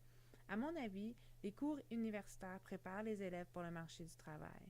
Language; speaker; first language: French; non-native, fluent; English